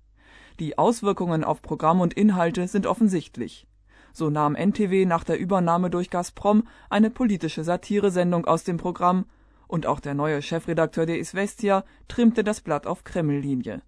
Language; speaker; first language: German; native; German